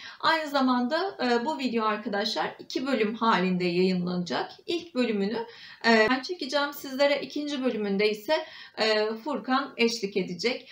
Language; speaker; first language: Turkish; native; Turkish